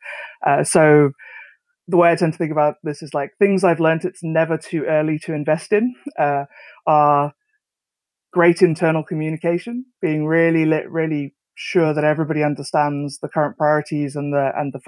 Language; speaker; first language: English; native; English